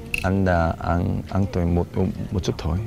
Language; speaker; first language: Vietnamese; non-native, learner; Korean